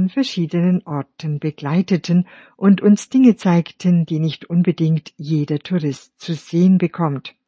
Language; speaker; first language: German; native; German